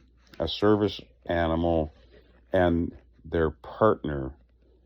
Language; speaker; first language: English; native; English